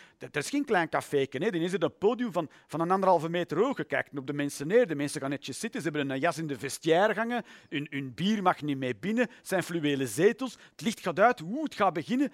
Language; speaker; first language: Dutch; native; Dutch